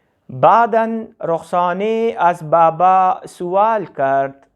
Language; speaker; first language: Persian; non-native, fluent; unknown